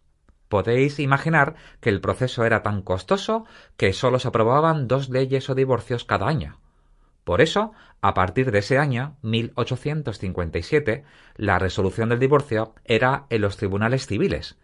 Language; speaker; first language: Spanish; native; Spanish